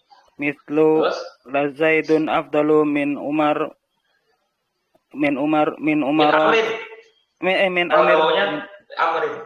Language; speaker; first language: Arabic; non-native, learner; Indonesian